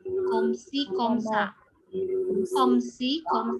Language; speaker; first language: French; non-native, fluent; Indonesian